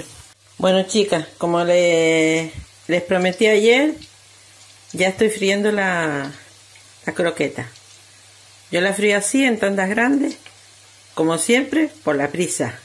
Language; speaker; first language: Spanish; native; Spanish